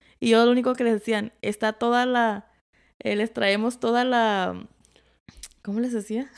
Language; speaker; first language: Spanish; early bilingual, heritage; Spanish